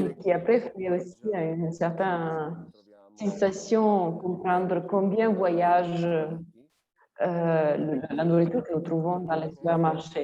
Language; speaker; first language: French; non-native, fluent; Italian